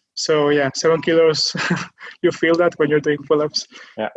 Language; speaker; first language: English; non-native, fluent; Catalan